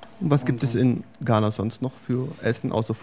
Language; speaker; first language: German; native; German